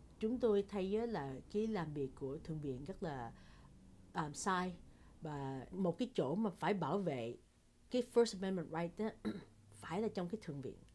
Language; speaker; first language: Vietnamese; early bilingual, heritage; Vietnamese